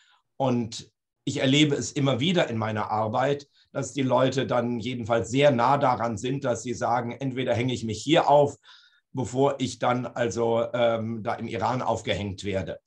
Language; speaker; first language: German; native; German